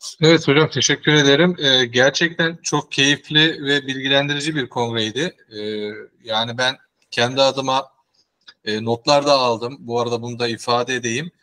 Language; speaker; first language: Turkish; native; Turkish